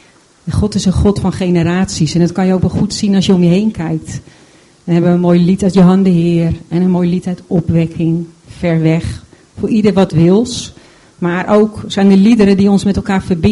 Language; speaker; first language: Dutch; native; Dutch